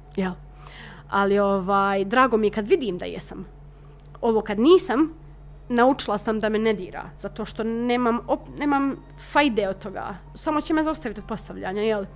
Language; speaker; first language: Bosnian; native; Bosnian